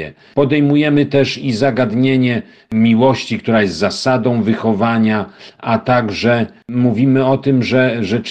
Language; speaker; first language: Polish; native; Polish